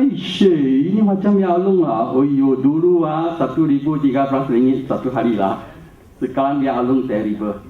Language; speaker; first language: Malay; non-native, local second language; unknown